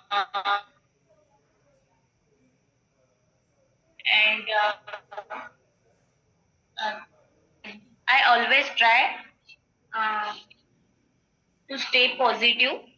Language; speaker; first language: English; non-native, learner; Marathi